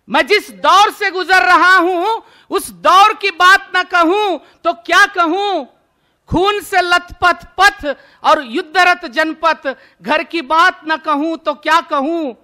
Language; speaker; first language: Hindi; non-native, local second language; Marathi